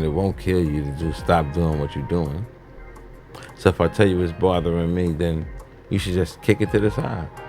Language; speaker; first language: English; native; English